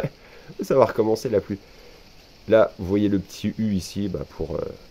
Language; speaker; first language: French; native; French